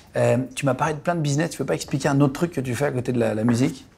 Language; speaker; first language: French; native; French